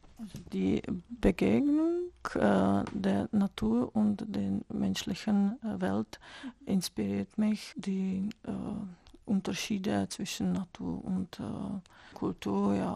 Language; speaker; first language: German; non-native, fluent; Czech